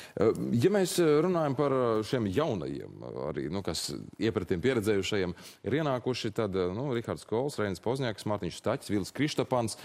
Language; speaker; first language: Latvian; native; Latvian